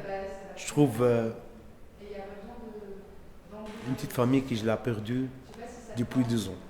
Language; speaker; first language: French; non-native, learner; Arabic